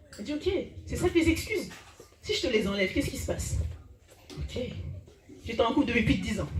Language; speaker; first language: French; early bilingual, other home language; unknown